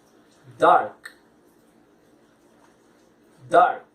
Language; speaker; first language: English; non-native, fluent; Spanish